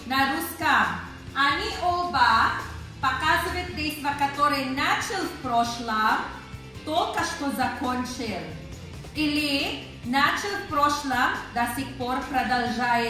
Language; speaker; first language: Russian; non-native, learner; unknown